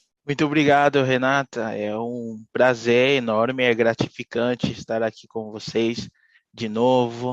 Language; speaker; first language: Portuguese; non-native, fluent; Haitian Creole